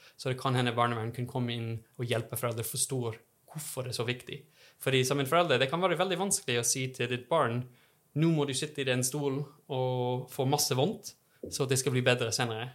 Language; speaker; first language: Norwegian; non-native, fluent; English